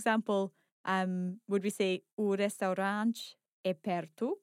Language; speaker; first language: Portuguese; non-native, learner; English